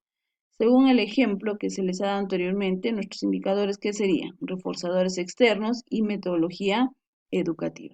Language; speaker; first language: Spanish; native; Spanish